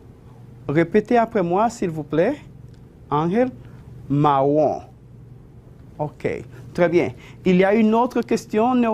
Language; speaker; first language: French; non-native, fluent; Spanish